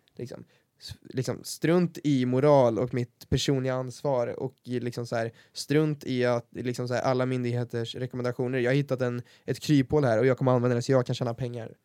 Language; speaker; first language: Swedish; native; Swedish